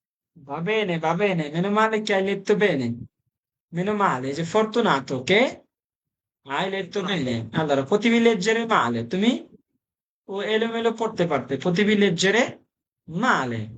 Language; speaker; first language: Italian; non-native, fluent; Bangla